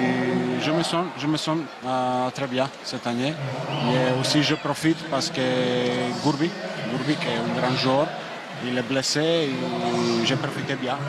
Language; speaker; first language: French; non-native, learner; Macedonian